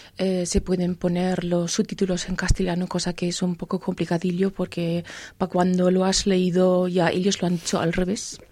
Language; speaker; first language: Spanish; non-native, fluent; German